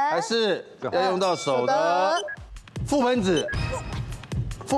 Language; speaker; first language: Chinese; native; Chinese